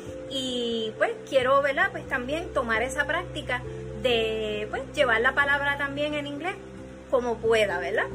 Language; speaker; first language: Spanish; early bilingual, heritage; Spanish